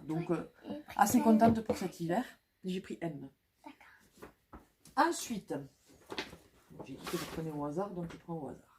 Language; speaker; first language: French; native; French